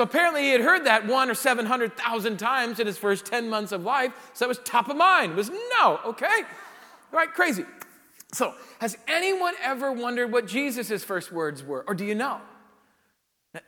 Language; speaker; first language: English; native; English